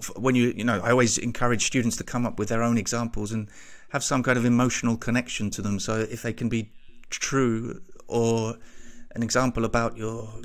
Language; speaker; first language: English; native; English